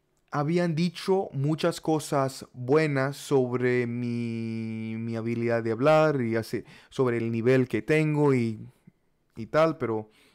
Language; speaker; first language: Spanish; non-native, learner; English